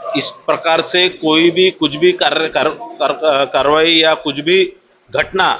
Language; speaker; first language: Hindi; non-native, local second language; Marathi